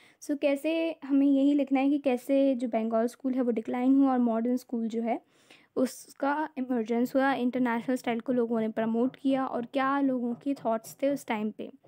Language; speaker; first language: Hindi; native; Hindi